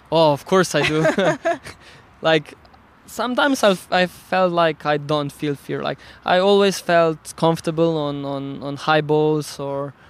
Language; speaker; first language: English; non-native, fluent; Slovenian